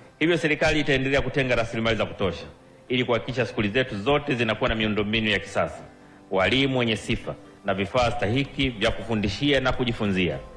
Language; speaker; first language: Swahili; native; Swahili